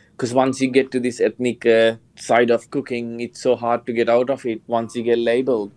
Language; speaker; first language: English; non-native, local second language; Sinhala